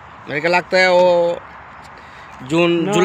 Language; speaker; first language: Hindi; non-native, learner; Bangla